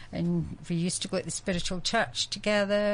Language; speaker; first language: English; native; English